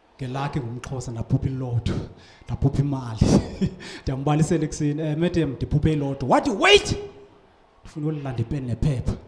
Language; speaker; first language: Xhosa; non-native, local second language; Tsonga